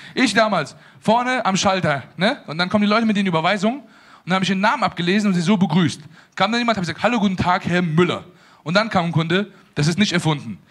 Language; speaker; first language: German; early bilingual, other home language; Persian